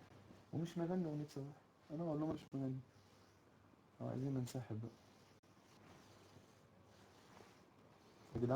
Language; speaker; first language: Arabic; native; Arabic